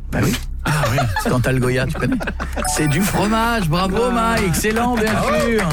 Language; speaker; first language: French; native; French